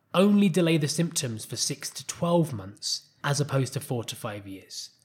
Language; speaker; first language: English; native; English